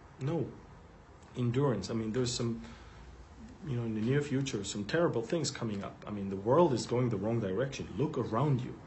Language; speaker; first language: English; non-native, fluent; Hebrew